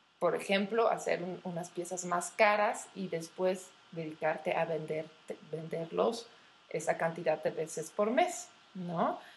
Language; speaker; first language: Spanish; non-native, fluent; Dutch